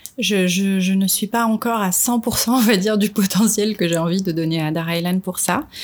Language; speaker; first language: French; non-native, local second language; Arabic